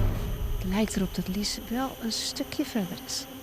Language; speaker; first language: Dutch; native; Dutch